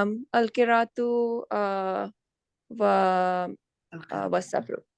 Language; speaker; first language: Arabic; non-native, learner; Urdu